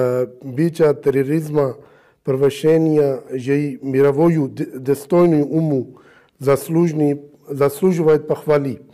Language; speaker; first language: Russian; non-native, fluent; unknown